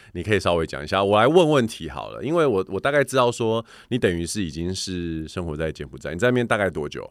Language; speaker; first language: Chinese; native; Chinese